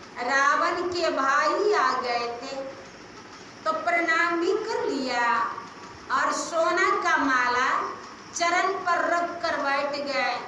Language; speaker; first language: Hindi; native; Hindi